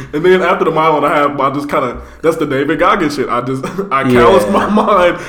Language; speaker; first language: English; native; English